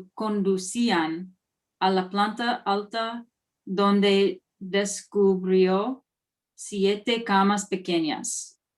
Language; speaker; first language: Spanish; non-native, learner; English